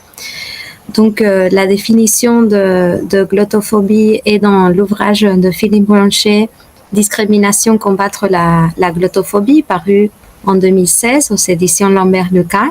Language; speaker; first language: French; non-native, fluent; Spanish